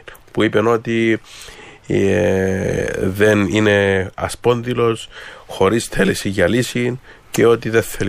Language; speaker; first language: Greek; native; Greek